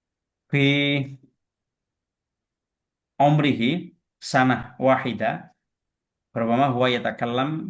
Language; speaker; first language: Arabic; non-native, fluent; Indonesian